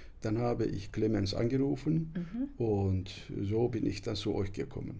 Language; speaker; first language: German; non-native, fluent; Turkish